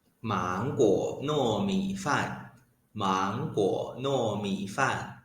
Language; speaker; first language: Chinese; non-native, fluent; Thai